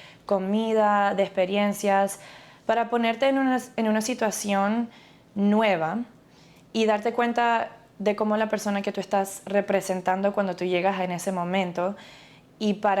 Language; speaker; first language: Spanish; early bilingual, other home language; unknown